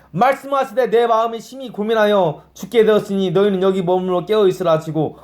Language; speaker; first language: Korean; native; Korean